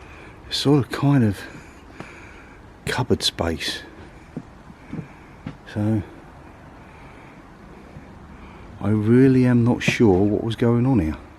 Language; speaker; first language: English; native; English